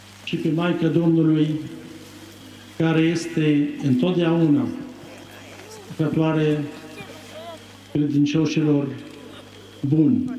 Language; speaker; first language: Romanian; non-native, fluent; Arabic